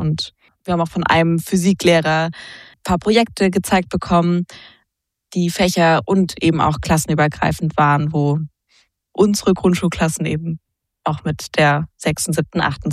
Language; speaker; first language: German; native; German